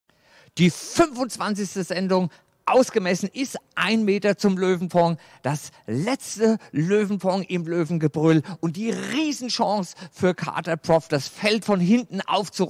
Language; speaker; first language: German; native; German